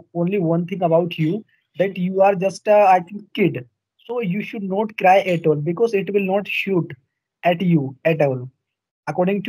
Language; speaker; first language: English; non-native, learner; Hindi